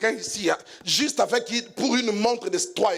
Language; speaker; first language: French; non-native, local second language; Lingala